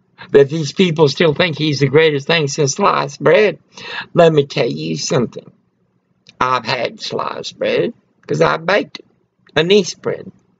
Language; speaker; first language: English; early bilingual, other home language; Spanish